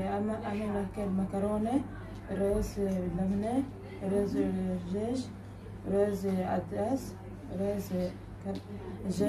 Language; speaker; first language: Arabic; non-native, learner; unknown